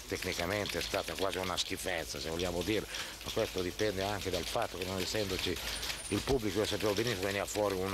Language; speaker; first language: Italian; native; Italian